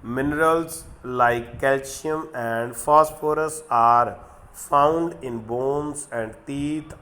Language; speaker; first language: English; non-native, local second language; Punjabi